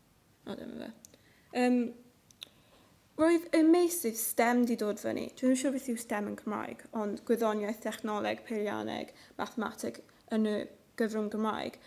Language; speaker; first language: Welsh; non-native, local second language; English